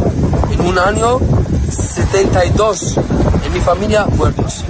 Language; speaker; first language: Spanish; non-native, learner; Arabic